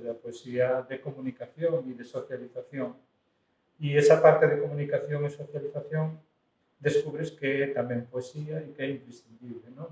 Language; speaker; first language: Galician; non-native, local second language; Spanish